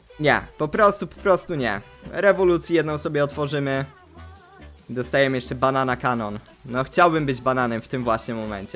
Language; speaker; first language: Polish; native; Polish